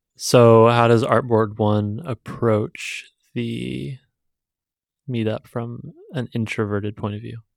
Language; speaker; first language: English; native; English